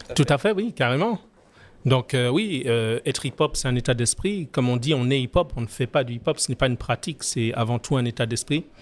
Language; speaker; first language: French; native; French